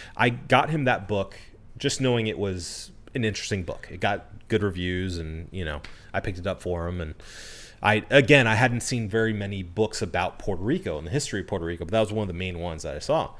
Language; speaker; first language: English; early bilingual, other home language; Spanish